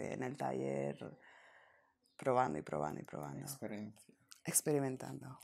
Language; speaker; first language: Spanish; non-native, fluent; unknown